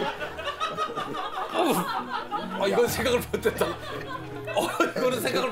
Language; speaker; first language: Korean; native; Korean